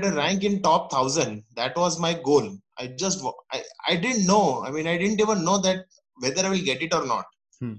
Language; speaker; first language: English; non-native, local second language; Gujarati